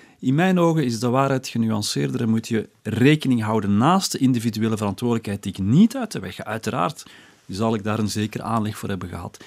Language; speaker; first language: Dutch; early bilingual, other home language; Berber languages